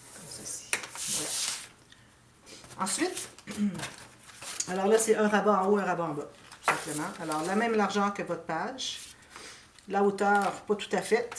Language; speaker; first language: French; native; French